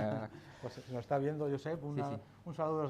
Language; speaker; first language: Spanish; native; Spanish